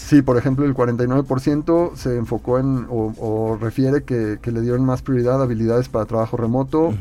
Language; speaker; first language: Spanish; native; Spanish